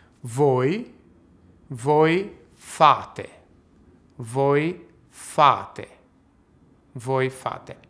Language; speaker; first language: Italian; non-native, fluent; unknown